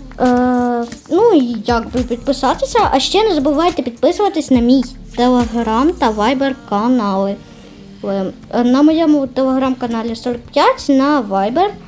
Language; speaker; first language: Ukrainian; non-native, local second language; Russian